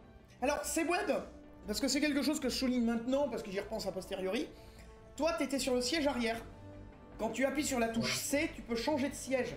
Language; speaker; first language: French; native; French